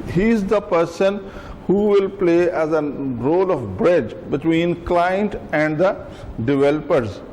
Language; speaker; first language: English; non-native, local second language; Urdu